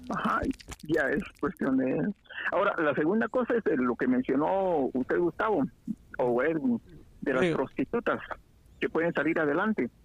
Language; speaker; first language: Spanish; native; Spanish